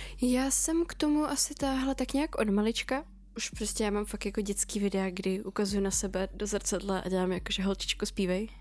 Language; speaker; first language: Czech; early bilingual, other home language; Russian